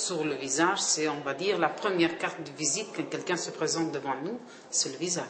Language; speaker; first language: French; non-native, learner; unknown